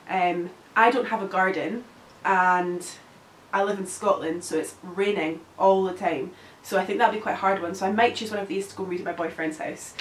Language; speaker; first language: English; native; English